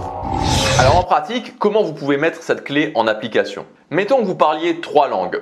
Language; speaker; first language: French; native; French